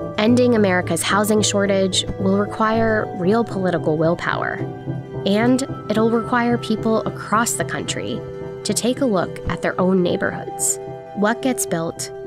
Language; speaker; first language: English; native; English